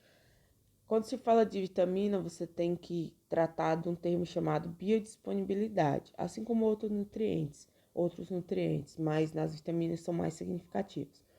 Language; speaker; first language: Portuguese; native; Portuguese